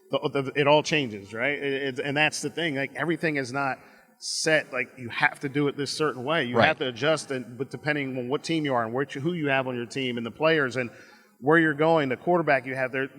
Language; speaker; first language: English; native; English